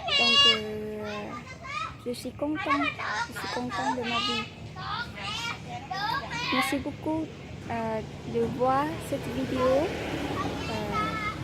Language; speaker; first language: French; non-native, learner; Vietnamese